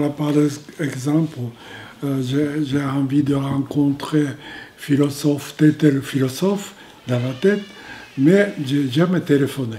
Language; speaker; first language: French; non-native, fluent; Japanese